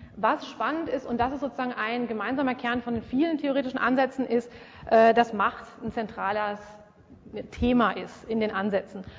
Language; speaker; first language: German; native; German